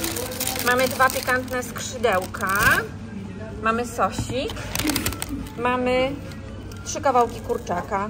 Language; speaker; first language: Polish; native; Polish